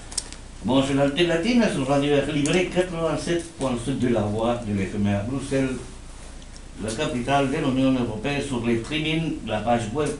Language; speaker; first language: French; non-native, fluent; Spanish